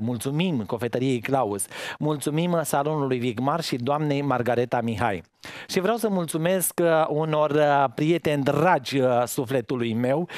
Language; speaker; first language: Romanian; native; Romanian